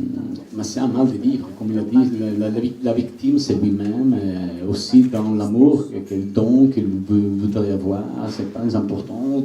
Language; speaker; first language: French; non-native, learner; Italian